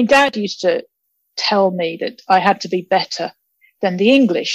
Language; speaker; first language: English; native; English